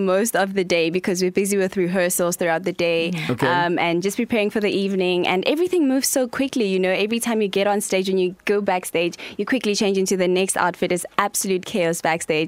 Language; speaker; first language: English; non-native, local second language; Tsonga